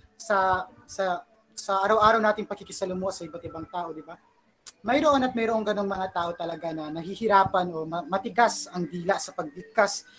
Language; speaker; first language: Filipino; non-native, local second language; Pampanga